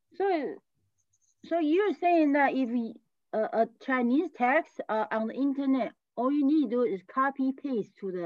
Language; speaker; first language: English; non-native, learner; French